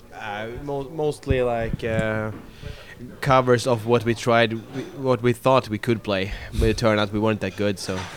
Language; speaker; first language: English; non-native, fluent; Swedish